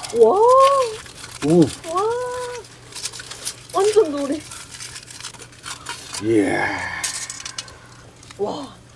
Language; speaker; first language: Korean; native; Korean